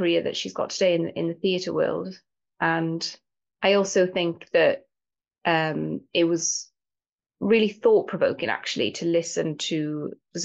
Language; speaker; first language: English; native; English